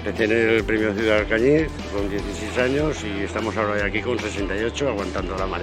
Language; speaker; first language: Spanish; native; Spanish